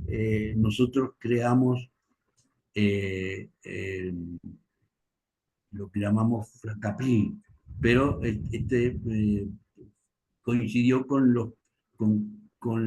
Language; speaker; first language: Spanish; native; Spanish